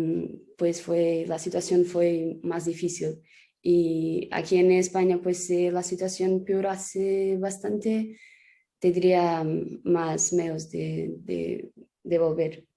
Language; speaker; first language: Spanish; non-native, fluent; Portuguese